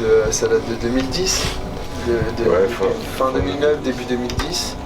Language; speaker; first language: French; native; French